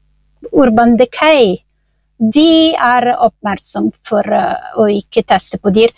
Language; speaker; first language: Norwegian; non-native, fluent; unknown